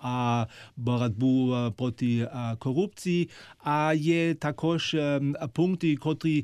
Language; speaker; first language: Ukrainian; non-native, fluent; German